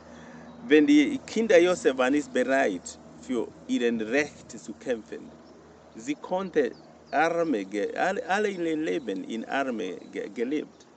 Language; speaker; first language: German; non-native, fluent; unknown